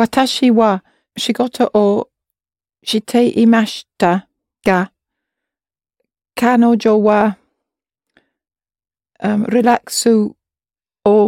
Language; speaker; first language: Japanese; non-native, learner; English